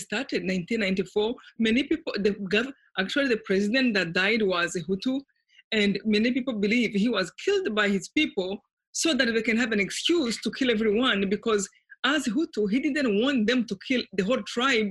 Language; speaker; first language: English; non-native, local second language; Kinyarwanda